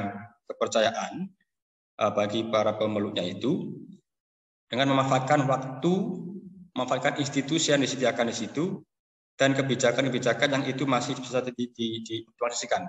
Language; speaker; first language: Indonesian; native; Indonesian